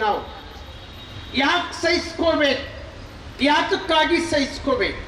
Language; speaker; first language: Kannada; native; Kannada